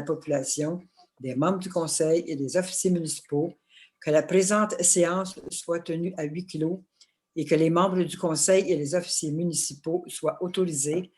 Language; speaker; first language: French; native; French